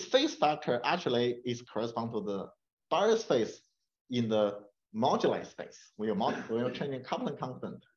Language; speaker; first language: English; non-native, fluent; Chinese